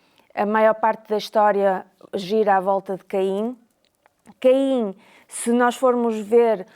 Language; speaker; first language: Portuguese; native; Portuguese